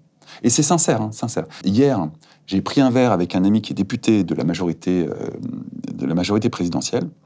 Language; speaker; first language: French; native; French